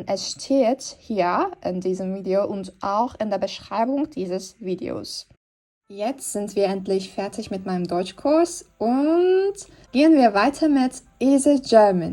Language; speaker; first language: German; non-native, fluent; Turkish